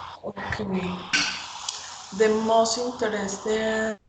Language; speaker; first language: English; non-native, learner; Spanish